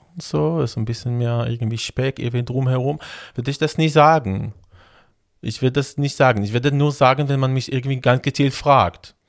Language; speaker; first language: German; non-native, fluent; Hebrew